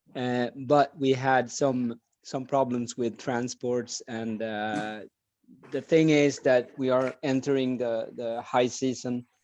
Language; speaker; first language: English; non-native, fluent; Swedish